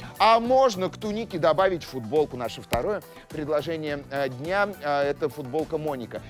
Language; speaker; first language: Russian; native; Russian